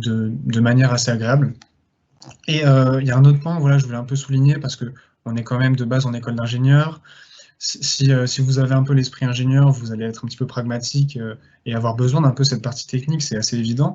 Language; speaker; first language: French; native; French